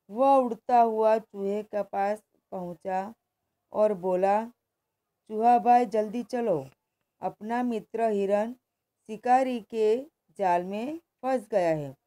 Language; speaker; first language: Hindi; non-native, local second language; Gujarati